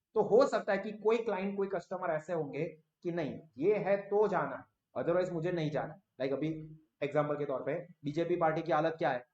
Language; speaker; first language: Hindi; non-native, local second language; Gujarati